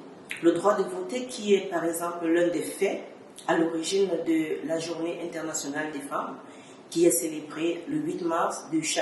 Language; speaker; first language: French; native; French